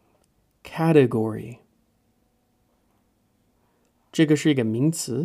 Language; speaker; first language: Chinese; non-native, fluent; English